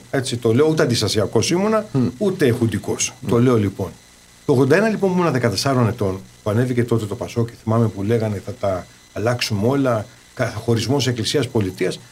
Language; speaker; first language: Greek; early bilingual, heritage; Greek